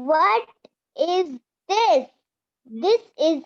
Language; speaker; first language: English; non-native, learner; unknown